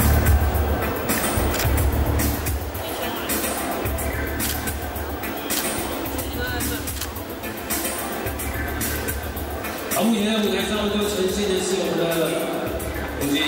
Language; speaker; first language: Chinese; native; Chinese